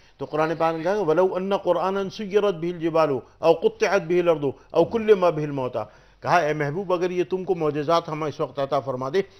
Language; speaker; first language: Urdu; native; Urdu